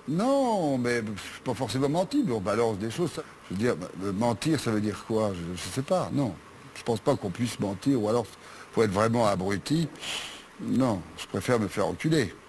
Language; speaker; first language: French; native; French